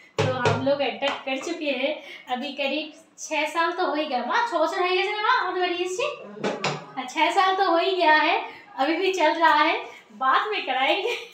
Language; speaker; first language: Hindi; non-native, local second language; Bangla